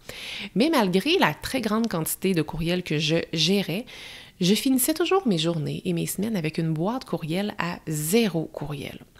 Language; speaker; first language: French; native; French